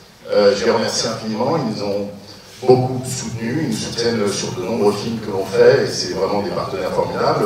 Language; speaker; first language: French; native; French